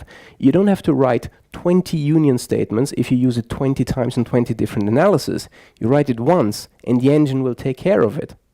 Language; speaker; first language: English; non-native, fluent; German